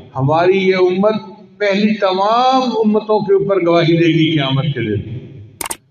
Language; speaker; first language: Urdu; non-native, local second language; Punjabi